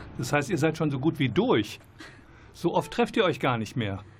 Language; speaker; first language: German; native; German